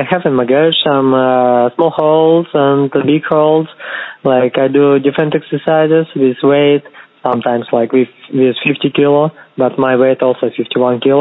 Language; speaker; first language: English; non-native, learner; Kazakh